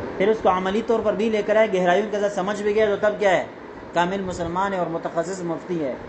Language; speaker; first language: Urdu; non-native, local second language; Pashto